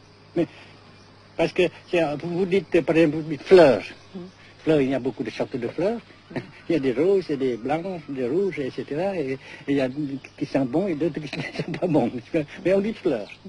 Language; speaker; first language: French; non-native, local second language; Vietnamese